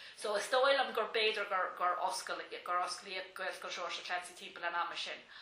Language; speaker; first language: Irish; non-native, local second language; English